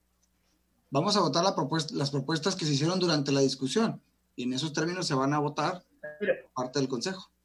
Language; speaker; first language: Spanish; native; Spanish